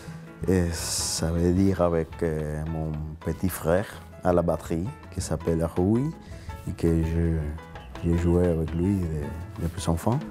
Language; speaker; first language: French; non-native, learner; Spanish